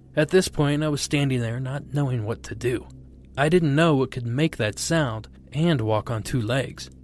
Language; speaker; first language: English; non-native, fluent; Portuguese